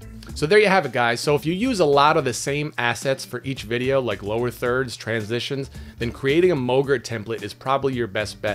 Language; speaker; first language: English; native; English